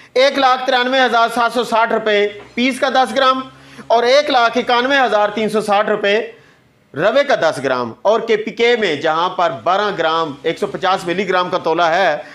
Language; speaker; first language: Urdu; non-native, local second language; Punjabi